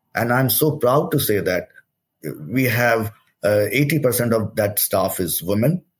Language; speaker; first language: English; non-native, local second language; Hindi